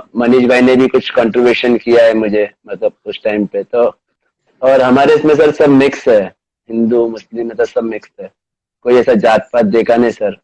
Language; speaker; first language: Hindi; non-native, local second language; Marathi